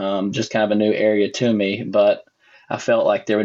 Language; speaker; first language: English; native; English